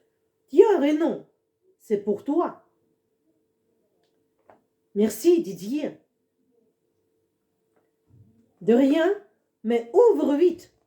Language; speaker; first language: French; non-native, fluent; Russian